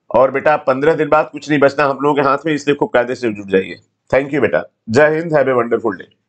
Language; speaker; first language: Hindi; native; Hindi